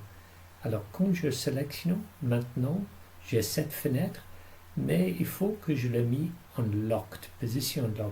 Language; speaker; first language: French; non-native, fluent; English